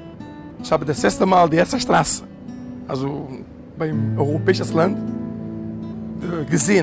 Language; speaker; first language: German; non-native, learner; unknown